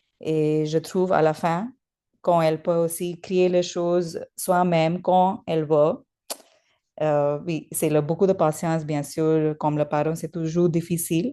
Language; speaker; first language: French; non-native, learner; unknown